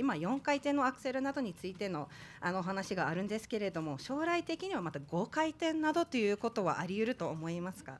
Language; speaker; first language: Japanese; native; Japanese